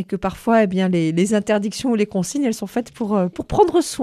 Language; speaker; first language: French; native; French